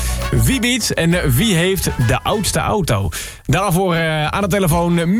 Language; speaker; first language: Dutch; native; Dutch